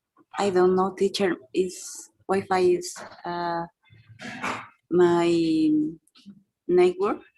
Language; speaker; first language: English; non-native, learner; Spanish